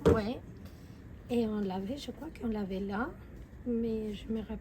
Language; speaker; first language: French; non-native, fluent; Spanish